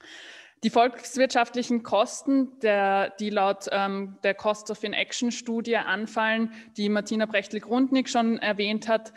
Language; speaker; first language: German; native; German